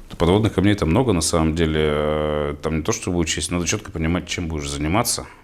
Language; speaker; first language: Russian; native; Russian